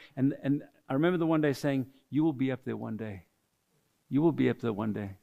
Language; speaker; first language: English; non-native, fluent; French